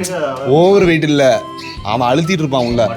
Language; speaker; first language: Tamil; native; Tamil